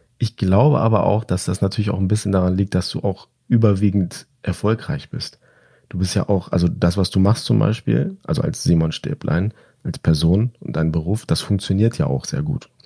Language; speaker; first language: German; early bilingual, other home language; Turkish